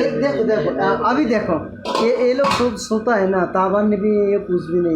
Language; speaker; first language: Hindi; non-native, learner; Bangla